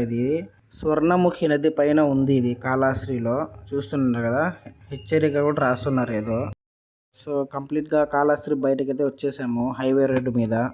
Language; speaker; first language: Telugu; non-native, local second language; Urdu